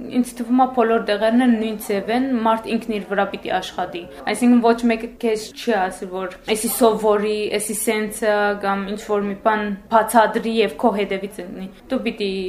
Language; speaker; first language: Armenian; early bilingual, heritage; Armenian